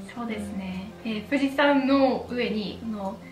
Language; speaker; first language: Japanese; non-native, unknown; Polish